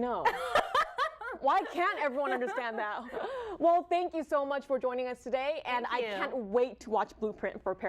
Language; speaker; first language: English; native; English